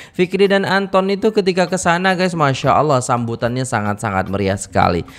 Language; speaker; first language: Indonesian; native; Indonesian